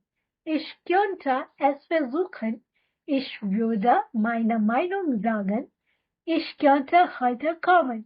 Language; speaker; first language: German; non-native, fluent; Hindi